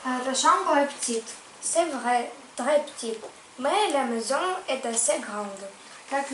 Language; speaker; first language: French; non-native, learner; Ukrainian